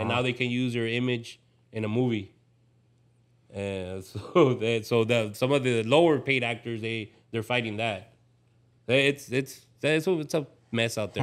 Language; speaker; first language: English; early bilingual, other home language; Spanish